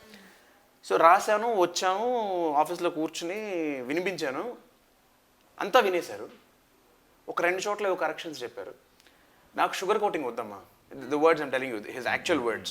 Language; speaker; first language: Telugu; native; Telugu